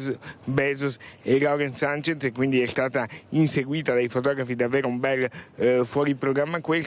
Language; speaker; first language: Italian; native; Italian